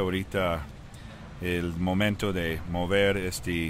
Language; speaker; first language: Spanish; early bilingual, heritage; English